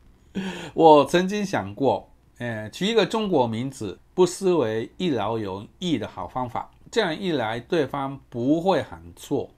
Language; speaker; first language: Chinese; non-native, fluent; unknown